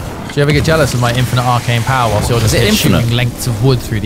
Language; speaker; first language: English; native; English